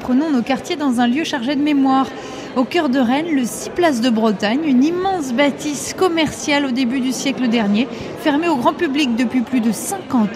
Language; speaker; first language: French; native; French